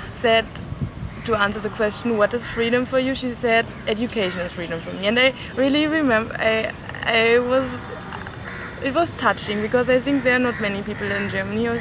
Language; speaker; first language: English; non-native, fluent; German